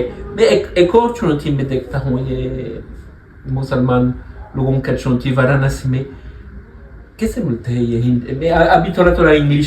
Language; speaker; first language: Hindi; non-native, learner; French